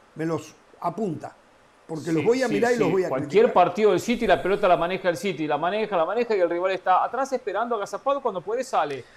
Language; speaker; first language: Spanish; native; Spanish